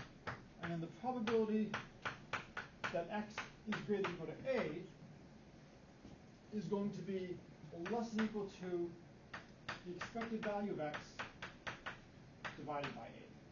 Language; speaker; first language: English; native; English